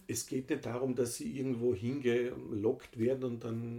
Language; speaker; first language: German; native; German